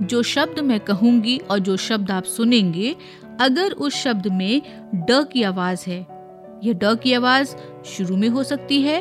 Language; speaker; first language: Hindi; native; Hindi